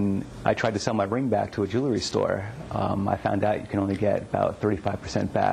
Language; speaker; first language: English; native; English